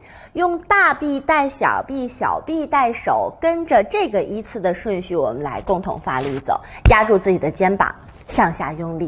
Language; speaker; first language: Chinese; native; Chinese